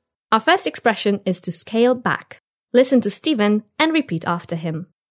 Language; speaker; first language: English; non-native, fluent; Polish